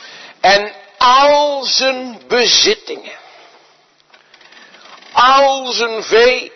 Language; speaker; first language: Dutch; native; Dutch